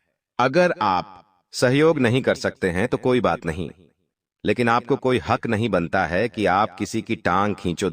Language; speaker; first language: Hindi; native; Hindi